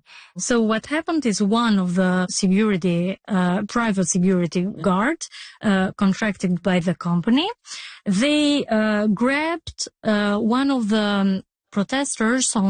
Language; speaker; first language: English; non-native, fluent; Albanian